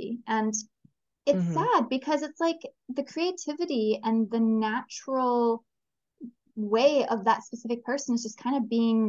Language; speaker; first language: English; native; English